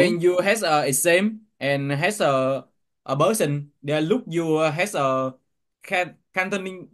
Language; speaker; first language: English; non-native, learner; Vietnamese